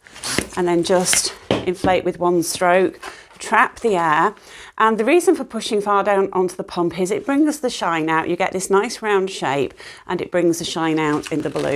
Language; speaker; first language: English; native; English